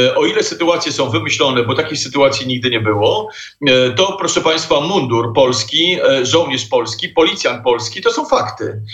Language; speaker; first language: Polish; native; Polish